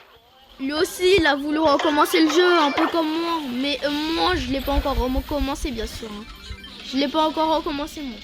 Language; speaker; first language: French; native; French